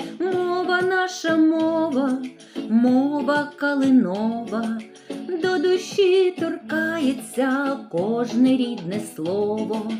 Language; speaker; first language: Ukrainian; native; Ukrainian